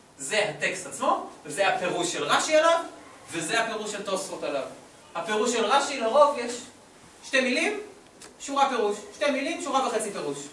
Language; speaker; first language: Hebrew; native; Hebrew